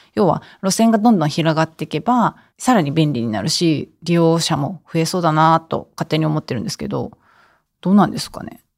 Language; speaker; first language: Japanese; native; Japanese